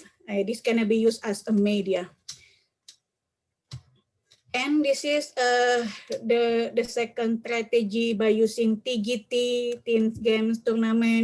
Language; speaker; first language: English; non-native, learner; Indonesian